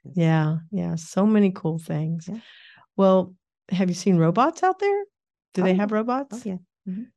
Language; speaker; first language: English; native; English